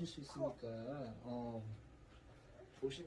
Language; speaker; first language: Korean; native; Korean